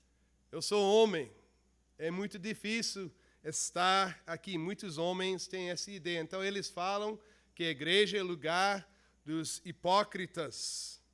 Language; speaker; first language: Portuguese; non-native, fluent; English